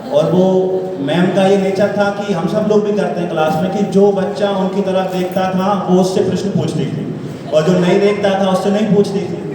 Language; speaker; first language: Hindi; native; Hindi